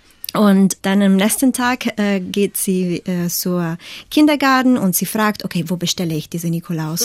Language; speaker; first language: German; non-native, fluent; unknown